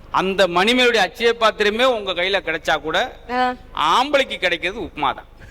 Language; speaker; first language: Tamil; native; Tamil